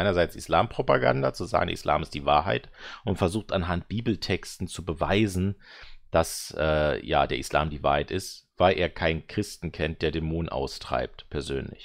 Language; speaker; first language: German; native; German